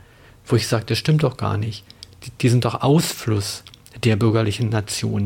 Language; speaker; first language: German; native; German